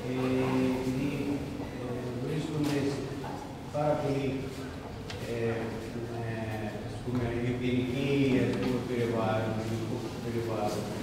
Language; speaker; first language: Greek; non-native, learner; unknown